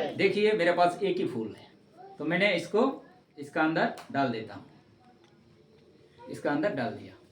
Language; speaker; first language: Hindi; non-native, local second language; Bangla